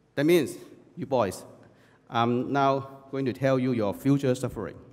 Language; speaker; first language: English; non-native, local second language; Chinese